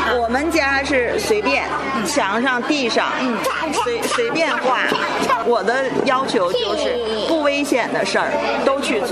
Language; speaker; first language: Chinese; native; Chinese